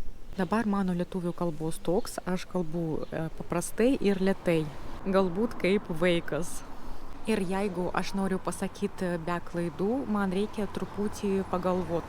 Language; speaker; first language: Lithuanian; non-native, learner; Russian